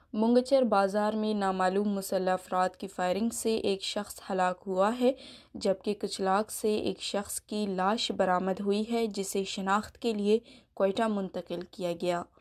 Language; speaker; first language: Urdu; non-native, local second language; Baluchi